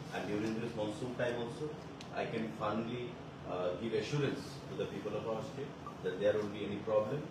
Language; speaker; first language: English; non-native, local second language; Bangla